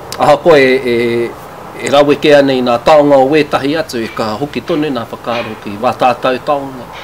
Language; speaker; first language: Māori; native; Māori